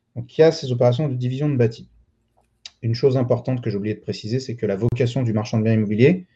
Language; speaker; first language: French; native; French